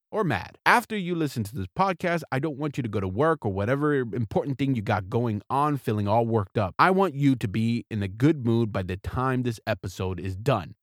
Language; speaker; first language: English; native; English